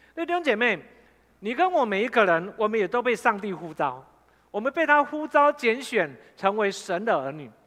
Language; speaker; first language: Chinese; native; Chinese